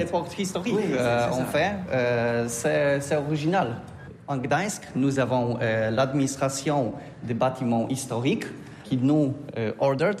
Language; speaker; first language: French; non-native, learner; Polish